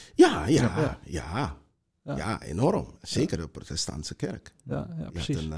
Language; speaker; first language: Dutch; non-native, local second language; Sranan Tongo